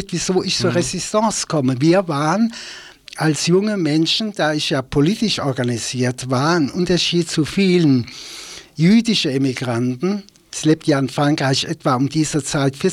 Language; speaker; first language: German; native; German